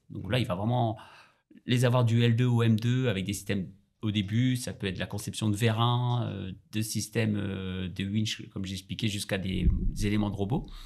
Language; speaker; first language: French; native; French